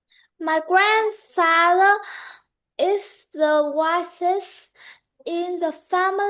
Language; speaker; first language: English; non-native, learner; Vietnamese